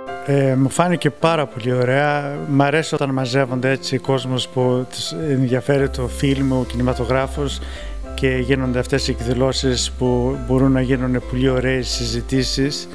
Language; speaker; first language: Greek; early bilingual, heritage; Greek